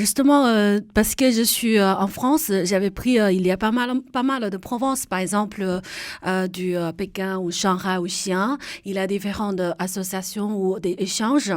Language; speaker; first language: French; non-native, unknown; Chinese